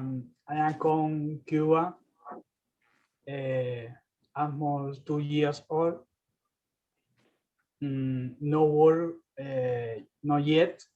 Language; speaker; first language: English; non-native, learner; Spanish